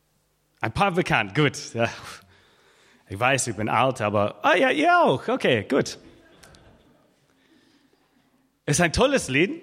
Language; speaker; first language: German; non-native, fluent; English